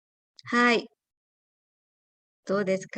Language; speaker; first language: Japanese; non-native, fluent; Indonesian